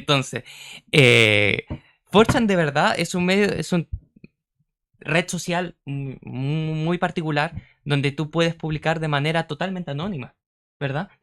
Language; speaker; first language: Spanish; native; Spanish